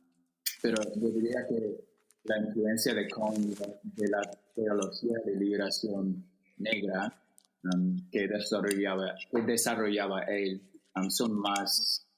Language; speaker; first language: Spanish; non-native, fluent; English